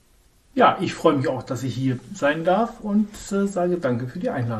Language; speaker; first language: German; native; German